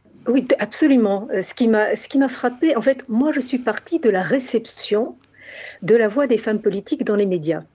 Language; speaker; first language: French; native; French